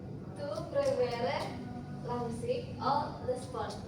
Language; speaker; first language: French; non-native, learner; Indonesian